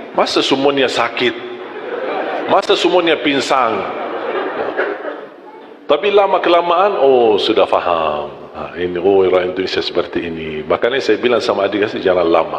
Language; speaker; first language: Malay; non-native, fluent; Arabic